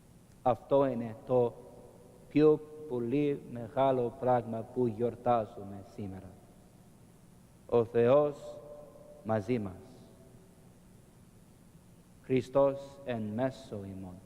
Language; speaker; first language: Greek; non-native, learner; English